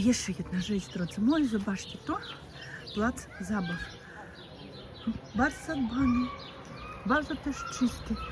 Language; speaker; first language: Polish; non-native, learner; Russian